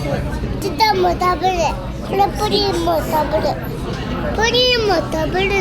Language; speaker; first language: Japanese; early bilingual, other home language; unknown